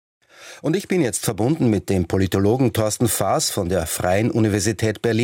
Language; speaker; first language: German; native; German